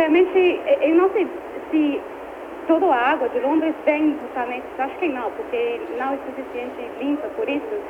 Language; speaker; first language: Portuguese; non-native, fluent; English